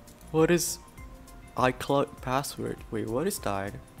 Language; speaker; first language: English; non-native, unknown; Indonesian